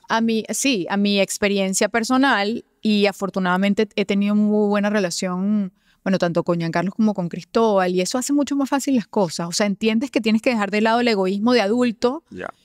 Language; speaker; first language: Spanish; native; Spanish